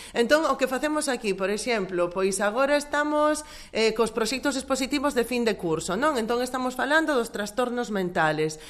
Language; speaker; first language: Galician; non-native, local second language; Spanish